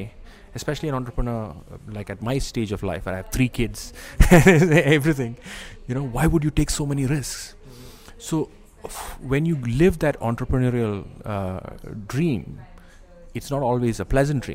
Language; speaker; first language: English; non-native, local second language; Malayalam